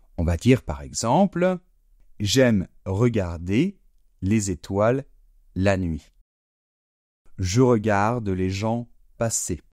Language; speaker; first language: French; native; French